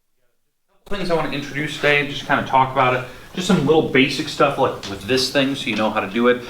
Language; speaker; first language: English; native; English